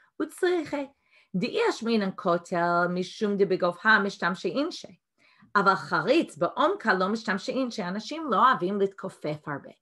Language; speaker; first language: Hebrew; non-native, fluent; English